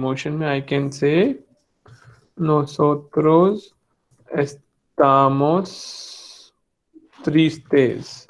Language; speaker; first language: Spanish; non-native, fluent; Hindi